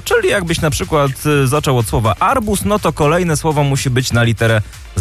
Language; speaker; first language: Polish; native; Polish